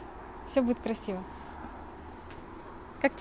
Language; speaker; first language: Russian; native; Russian